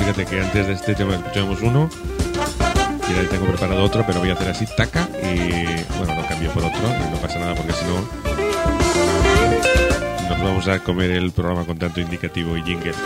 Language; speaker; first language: Spanish; native; Spanish